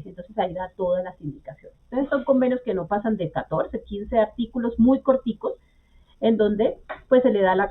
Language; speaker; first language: Spanish; native; Spanish